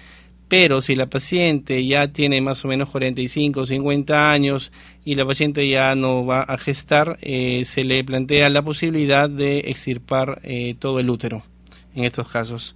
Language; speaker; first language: Spanish; native; Spanish